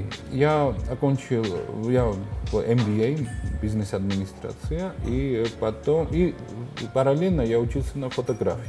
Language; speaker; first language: Russian; non-native, fluent; Georgian